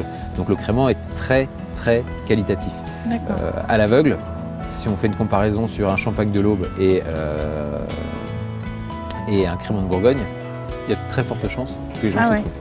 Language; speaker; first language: French; native; French